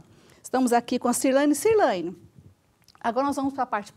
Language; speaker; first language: Portuguese; native; Portuguese